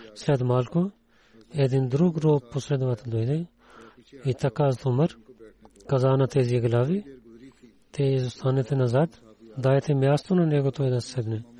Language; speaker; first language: Bulgarian; non-native, learner; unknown